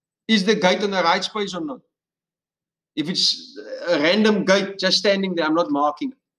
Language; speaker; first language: English; non-native, local second language; Afrikaans